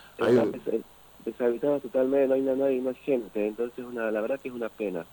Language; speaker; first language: Spanish; native; Spanish